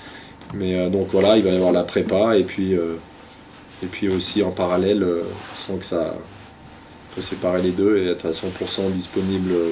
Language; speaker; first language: French; native; French